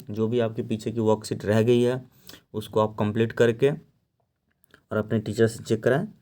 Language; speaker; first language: Hindi; native; Hindi